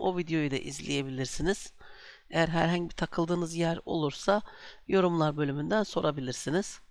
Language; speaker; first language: Turkish; native; Turkish